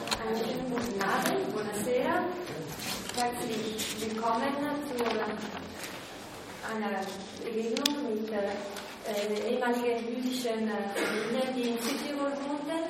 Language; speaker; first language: German; non-native, local second language; Italian